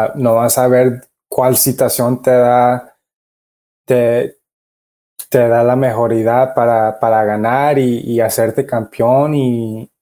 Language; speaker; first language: Spanish; early bilingual, heritage; Spanish